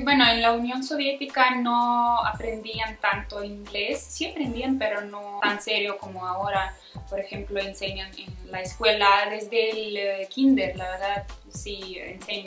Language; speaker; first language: Spanish; non-native, fluent; Ukrainian